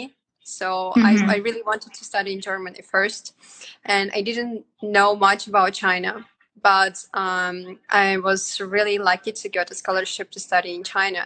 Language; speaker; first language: English; non-native, fluent; Yakut